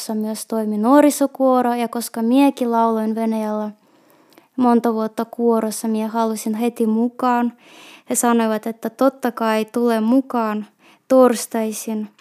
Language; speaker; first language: Finnish; non-native, fluent; Russian